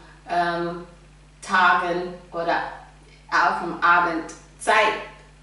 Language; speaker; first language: German; non-native, fluent; English